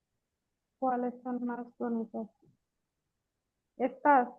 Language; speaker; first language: Spanish; non-native, learner; Bangla